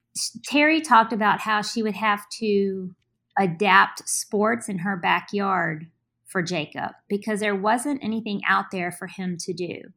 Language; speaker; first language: English; native; English